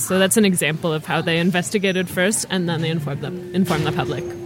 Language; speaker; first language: English; native; English